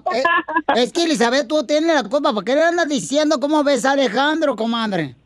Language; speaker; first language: Spanish; native; Spanish